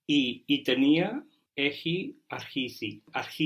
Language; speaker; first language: Greek; non-native, learner; English